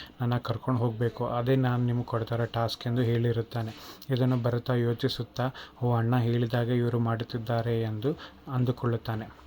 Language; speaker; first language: Kannada; native; Kannada